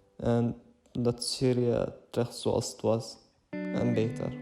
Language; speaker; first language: Dutch; early bilingual, other home language; Arabic